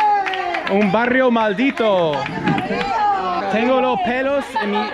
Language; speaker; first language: Spanish; native; Spanish